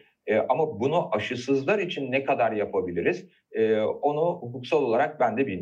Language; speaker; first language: Turkish; native; Turkish